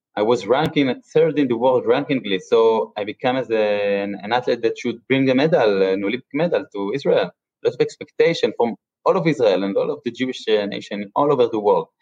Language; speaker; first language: English; non-native, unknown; Hebrew